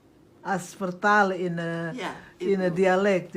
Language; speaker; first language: Dutch; non-native, learner; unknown